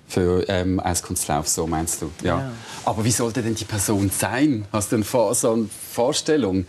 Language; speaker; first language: German; native; German